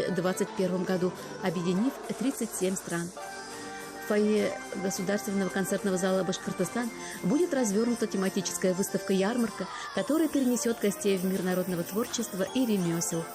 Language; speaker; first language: Russian; native; Russian